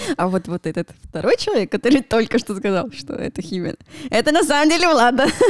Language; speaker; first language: Russian; non-native, fluent; Spanish